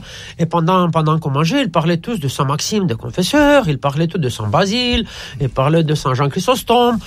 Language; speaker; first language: French; non-native, fluent; Romanian